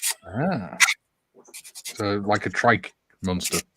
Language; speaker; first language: English; native; English